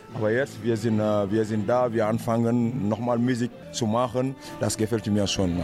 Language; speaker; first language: German; non-native, learner; Wolof